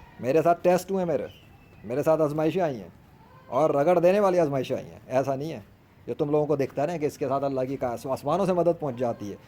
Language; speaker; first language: Urdu; native; Urdu